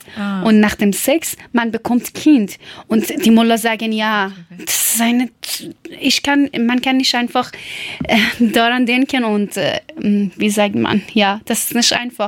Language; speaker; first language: German; non-native, learner; Persian